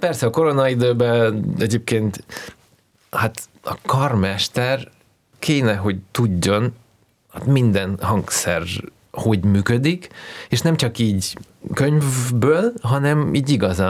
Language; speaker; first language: Hungarian; early bilingual, heritage; Hungarian